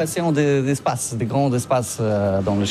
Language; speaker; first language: French; non-native, learner; Polish